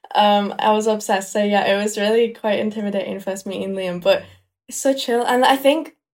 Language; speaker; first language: English; native; English